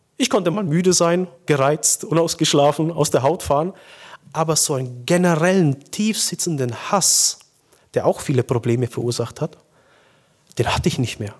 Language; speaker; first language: German; native; German